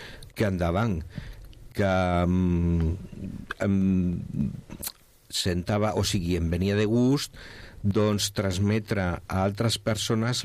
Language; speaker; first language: Catalan; non-native, local second language; Spanish